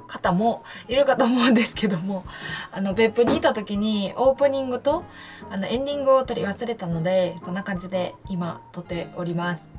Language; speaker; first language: Japanese; native; Japanese